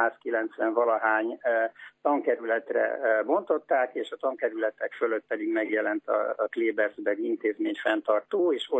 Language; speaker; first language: Hungarian; native; Hungarian